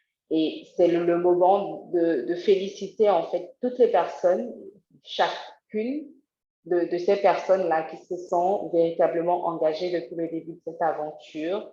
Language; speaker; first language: French; native; French